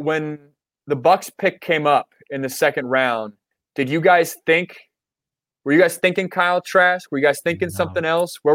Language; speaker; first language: English; native; English